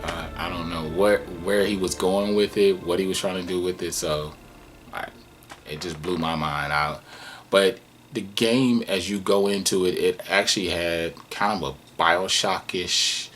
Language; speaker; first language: English; native; English